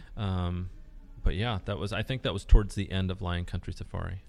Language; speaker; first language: English; early bilingual, other home language; Spanish